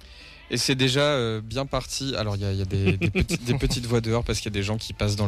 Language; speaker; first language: French; native; French